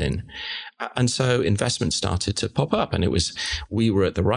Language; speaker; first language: English; native; English